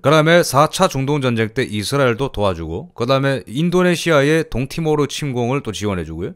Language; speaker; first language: Korean; native; Korean